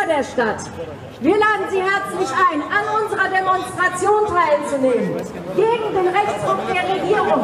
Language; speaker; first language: German; native; German